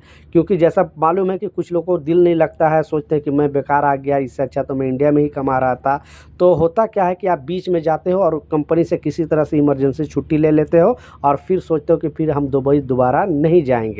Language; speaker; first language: Hindi; native; Hindi